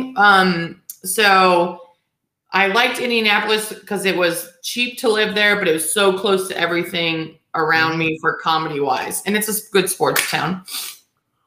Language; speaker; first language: English; native; English